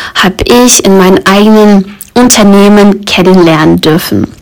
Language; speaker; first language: German; early bilingual, other home language; Russian